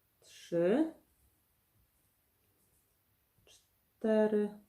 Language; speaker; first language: Polish; native; Polish